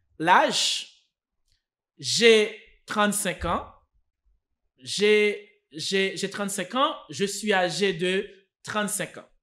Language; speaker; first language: French; non-native, local second language; Haitian Creole